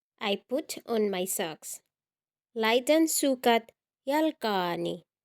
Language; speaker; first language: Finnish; non-native, learner; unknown